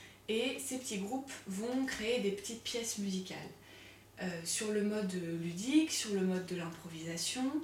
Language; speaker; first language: French; native; French